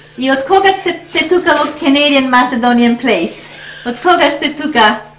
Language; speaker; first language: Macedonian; early bilingual, heritage; Macedonian